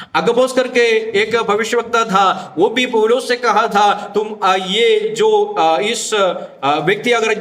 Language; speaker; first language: Hindi; non-native, local second language; Malayalam